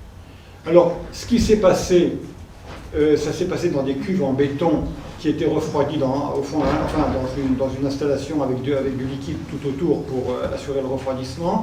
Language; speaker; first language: French; native; French